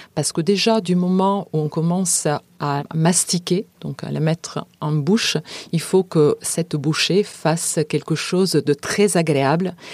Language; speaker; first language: French; non-native, fluent; Italian